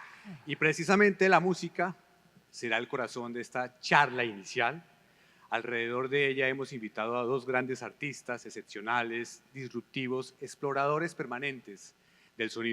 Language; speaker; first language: Spanish; native; Spanish